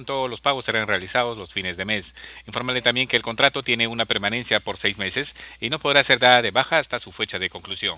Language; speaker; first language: Spanish; native; Spanish